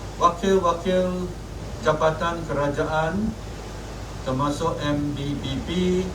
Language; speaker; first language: Malay; non-native, local second language; Chinese